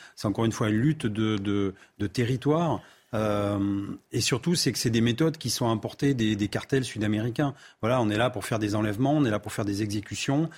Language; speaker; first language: French; native; French